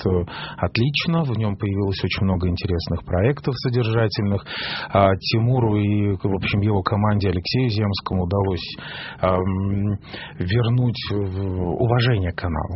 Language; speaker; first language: Russian; native; Russian